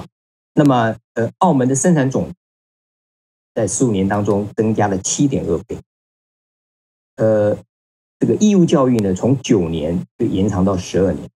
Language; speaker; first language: Chinese; native; Chinese